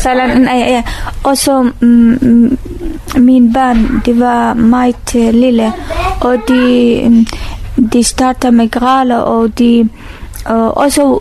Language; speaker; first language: Danish; non-native, learner; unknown